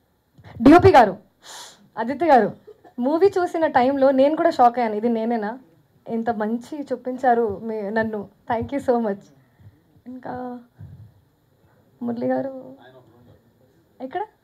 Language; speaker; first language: Telugu; non-native, fluent; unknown